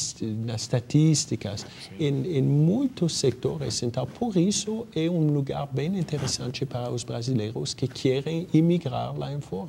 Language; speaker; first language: Portuguese; non-native, fluent; French